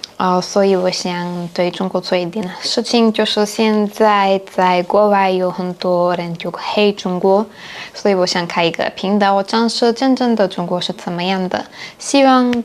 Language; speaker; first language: Chinese; non-native, fluent; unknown